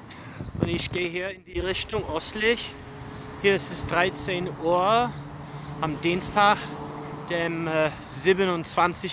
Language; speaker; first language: German; non-native, fluent; English